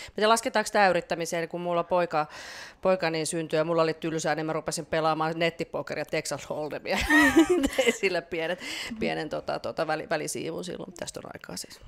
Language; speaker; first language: Finnish; native; Finnish